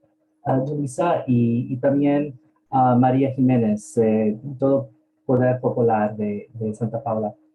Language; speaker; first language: Spanish; early bilingual, heritage; Spanish